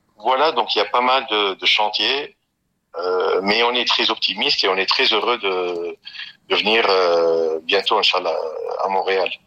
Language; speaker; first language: French; non-native, local second language; Arabic